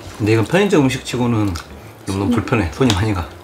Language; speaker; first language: Korean; native; Korean